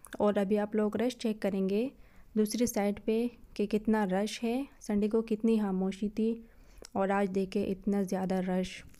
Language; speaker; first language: Urdu; native; Urdu